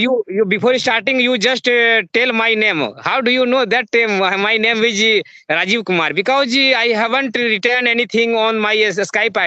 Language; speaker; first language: English; non-native, learner; Hindi